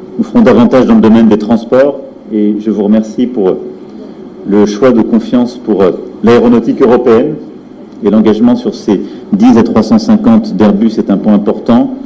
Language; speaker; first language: French; native; French